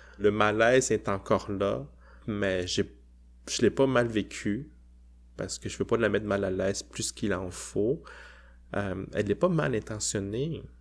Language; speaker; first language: French; early bilingual, other home language; Cantonese